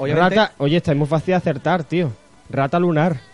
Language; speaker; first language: Spanish; native; Spanish